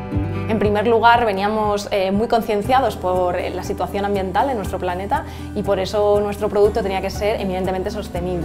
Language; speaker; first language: Spanish; native; Spanish